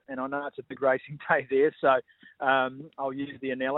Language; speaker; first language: English; native; English